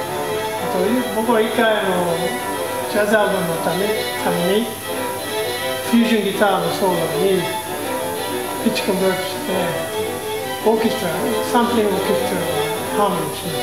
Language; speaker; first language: Japanese; non-native, learner; English